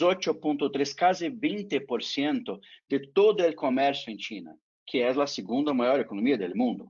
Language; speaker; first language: Spanish; non-native, fluent; Portuguese